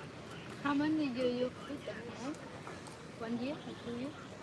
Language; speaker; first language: English; non-native, learner; Vietnamese